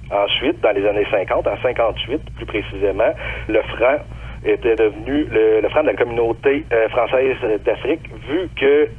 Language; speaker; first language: French; native; French